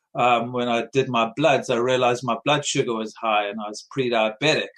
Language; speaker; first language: English; native; English